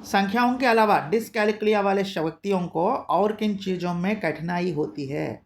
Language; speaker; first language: Hindi; non-native, local second language; Telugu